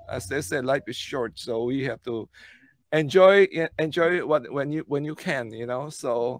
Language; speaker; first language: English; non-native, local second language; Filipino